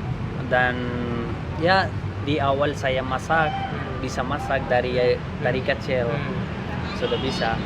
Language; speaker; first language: Indonesian; non-native, learner; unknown